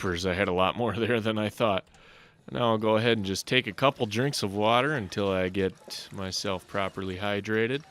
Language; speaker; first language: English; native; English